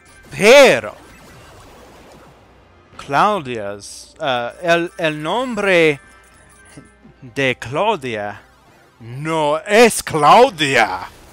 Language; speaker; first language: Spanish; non-native, learner; English